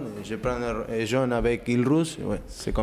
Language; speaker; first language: French; non-native, learner; Spanish